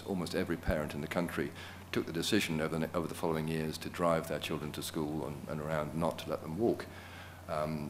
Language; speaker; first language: English; native; English